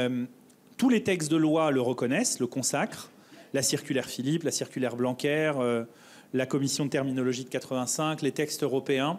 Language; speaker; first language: French; native; French